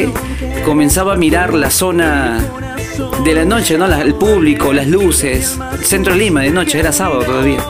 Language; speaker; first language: Spanish; native; Spanish